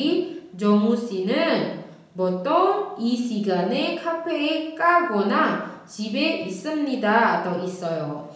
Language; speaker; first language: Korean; non-native, fluent; Indonesian